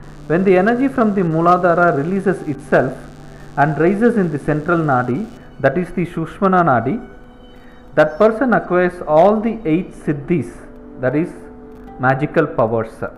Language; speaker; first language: English; non-native, local second language; Tamil